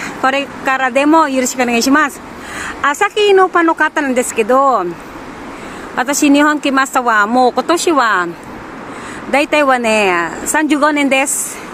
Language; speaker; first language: Japanese; non-native, learner; Filipino